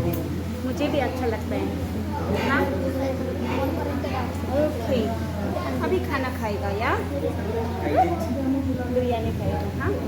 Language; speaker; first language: Hindi; non-native, local second language; Tibetan